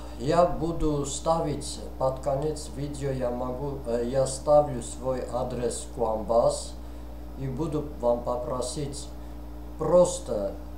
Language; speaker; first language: Russian; non-native, fluent; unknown